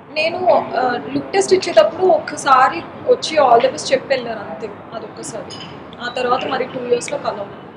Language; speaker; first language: Telugu; non-native, local second language; Marathi